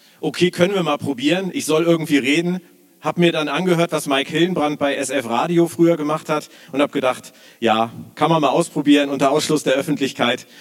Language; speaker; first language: German; native; German